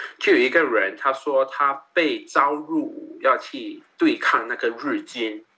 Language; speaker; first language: Chinese; native; Chinese